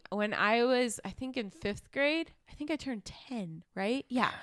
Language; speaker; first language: English; native; English